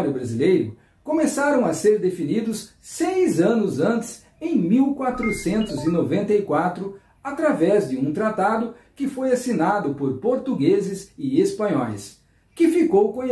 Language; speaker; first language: Portuguese; native; Portuguese